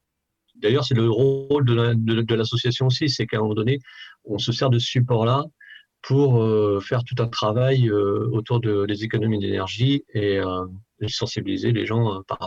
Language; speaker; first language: French; native; French